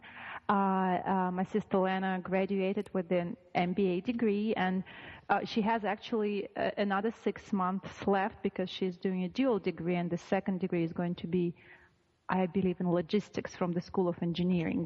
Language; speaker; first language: English; non-native, fluent; Russian